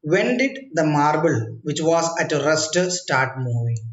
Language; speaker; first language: English; non-native, local second language; Malayalam